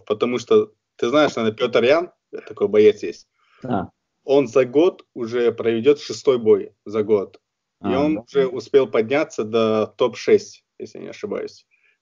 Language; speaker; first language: Russian; native; Russian